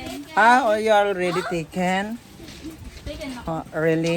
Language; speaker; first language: English; non-native, local second language; Hiligaynon